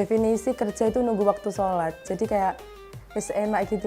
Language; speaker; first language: Indonesian; non-native, local second language; Javanese